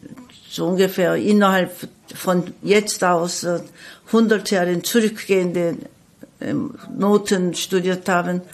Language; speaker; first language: German; non-native, fluent; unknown